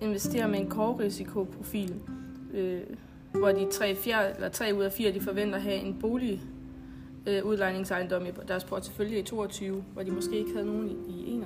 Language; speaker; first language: Danish; native; Danish